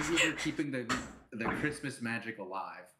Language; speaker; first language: English; native; English